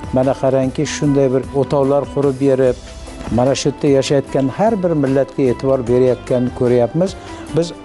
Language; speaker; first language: Uzbek; non-native, local second language; Kazakh